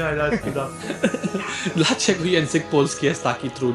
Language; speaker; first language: Polish; non-native, learner; English